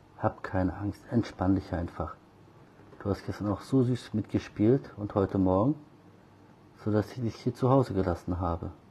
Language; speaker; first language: German; early bilingual, other home language; Turkish